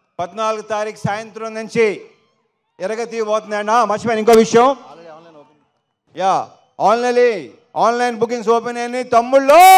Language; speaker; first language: Telugu; native; Telugu